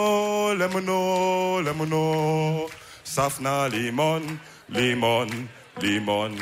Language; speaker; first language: German; early bilingual, other home language; Wolof